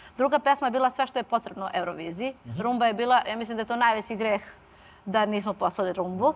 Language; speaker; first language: Serbian; early bilingual, heritage; Serbian